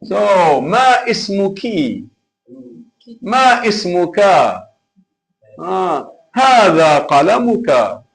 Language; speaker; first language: Arabic; non-native, fluent; Malay